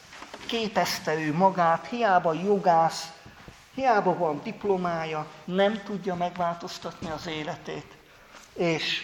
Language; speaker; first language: Hungarian; native; Hungarian